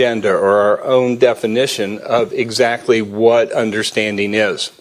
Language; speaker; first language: English; native; English